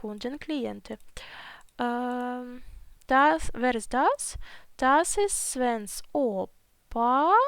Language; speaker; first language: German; non-native, fluent; Ukrainian